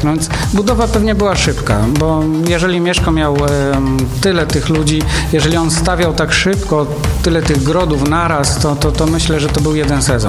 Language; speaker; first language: Polish; native; Polish